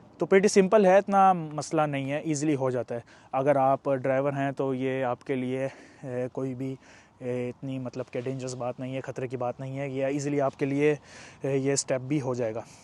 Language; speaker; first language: Urdu; non-native, local second language; Punjabi